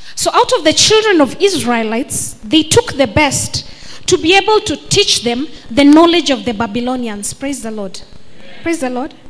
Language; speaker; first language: English; non-native, local second language; Swahili